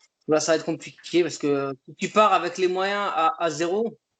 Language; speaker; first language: French; native; French